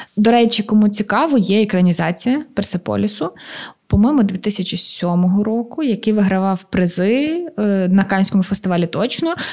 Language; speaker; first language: Ukrainian; native; Ukrainian